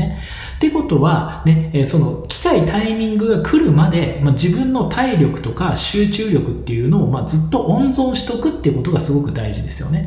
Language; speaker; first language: Japanese; native; Japanese